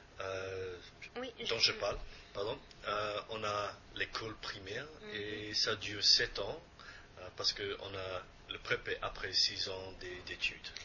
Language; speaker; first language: French; non-native, fluent; English